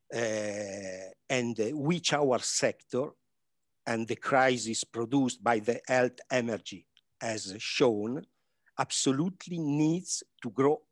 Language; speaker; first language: English; non-native, learner; Italian